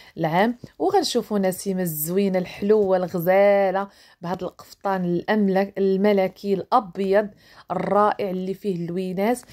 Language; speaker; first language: Arabic; native; Arabic